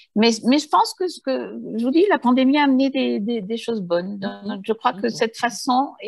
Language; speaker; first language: French; early bilingual, heritage; Spanish